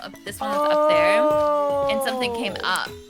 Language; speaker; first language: English; native; English